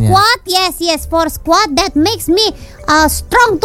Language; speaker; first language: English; non-native, learner; Indonesian